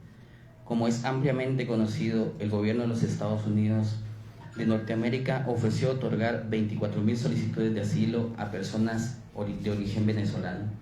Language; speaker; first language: Spanish; native; Spanish